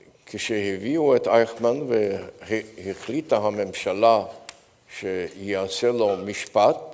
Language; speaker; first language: Hebrew; non-native, fluent; Polish